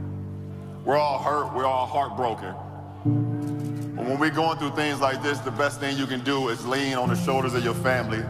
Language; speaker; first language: English; native; English